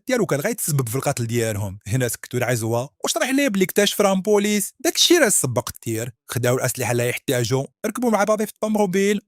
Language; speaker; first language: Arabic; native; Arabic